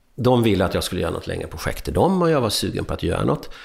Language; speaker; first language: Swedish; early bilingual, other home language; Hungarian